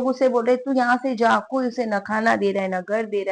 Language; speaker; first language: Hindi; native; Hindi